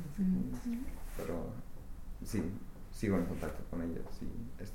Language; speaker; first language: Spanish; non-native, fluent; English